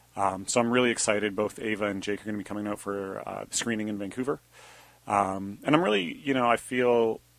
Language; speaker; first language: English; native; English